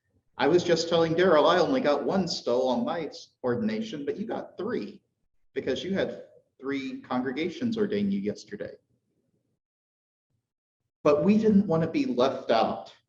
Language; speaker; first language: English; native; English